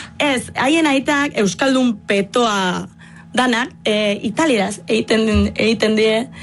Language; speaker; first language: Basque; non-native, fluent; Italian